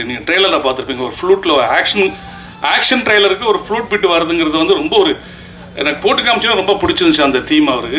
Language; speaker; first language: Tamil; native; Tamil